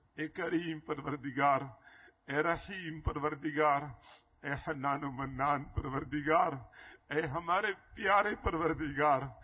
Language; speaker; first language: Urdu; non-native, local second language; Punjabi